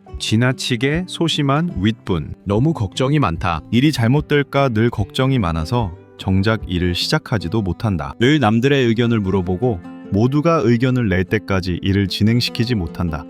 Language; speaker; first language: Korean; native; Korean